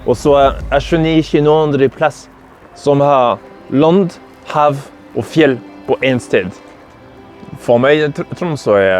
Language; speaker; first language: Norwegian; non-native, fluent; French